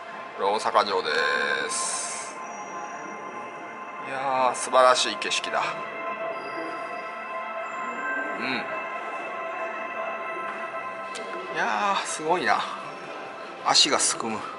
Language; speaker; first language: Japanese; native; Japanese